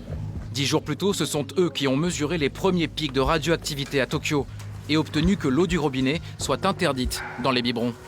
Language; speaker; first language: French; native; French